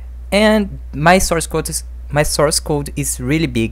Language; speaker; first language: English; non-native, fluent; Portuguese